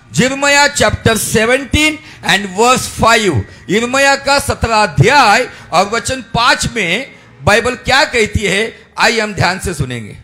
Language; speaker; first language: Hindi; non-native, local second language; Marathi